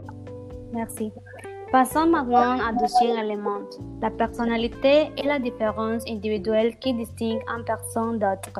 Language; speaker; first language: French; non-native, learner; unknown